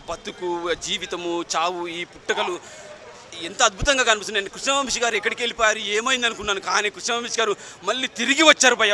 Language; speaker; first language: Telugu; native; Telugu